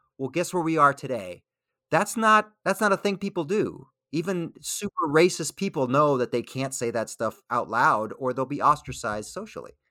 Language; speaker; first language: English; early bilingual, other home language; Spanish